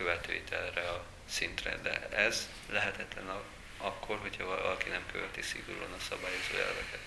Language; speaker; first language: Hungarian; native; Hungarian